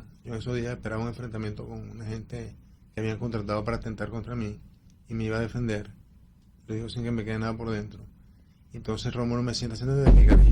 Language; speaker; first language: Spanish; native; Spanish